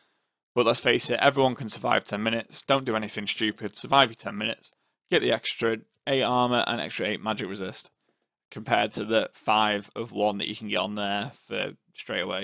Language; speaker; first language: English; native; English